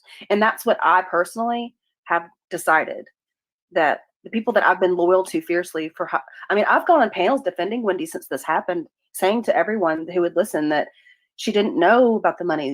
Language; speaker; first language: English; native; English